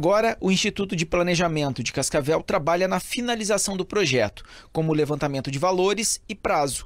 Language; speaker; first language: Portuguese; native; Portuguese